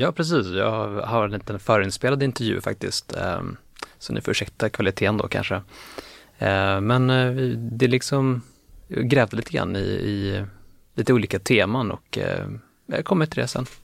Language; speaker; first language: Swedish; native; Swedish